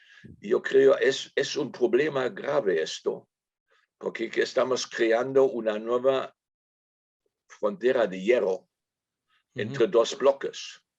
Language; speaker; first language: Spanish; non-native, fluent; German